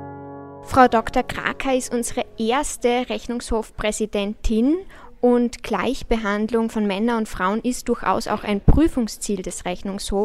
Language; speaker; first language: German; native; German